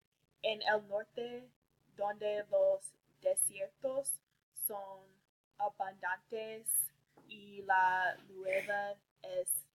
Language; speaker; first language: Spanish; non-native, learner; English